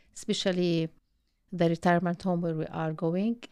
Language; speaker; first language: English; non-native, learner; Arabic